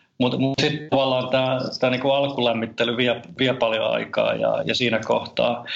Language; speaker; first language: Finnish; native; Finnish